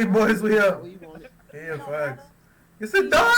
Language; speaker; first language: English; native; English